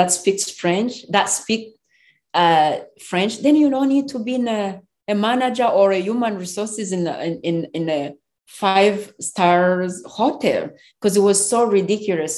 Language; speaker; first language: English; non-native, local second language; Kinyarwanda